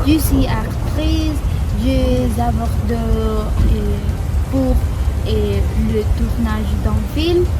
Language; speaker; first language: French; non-native, learner; Spanish